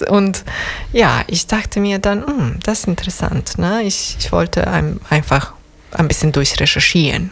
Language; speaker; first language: German; non-native, fluent; Serbian